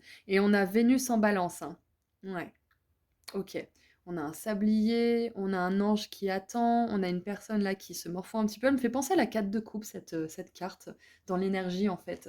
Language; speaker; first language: French; native; French